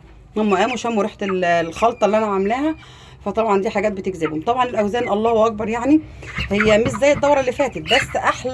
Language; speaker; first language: Arabic; native; Arabic